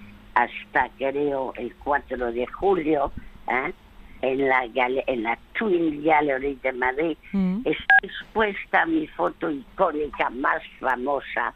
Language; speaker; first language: Spanish; early bilingual, other home language; French